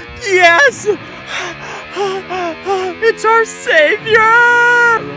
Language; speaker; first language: English; native; English